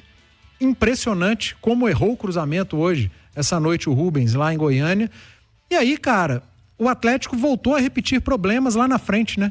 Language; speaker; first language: Portuguese; native; Portuguese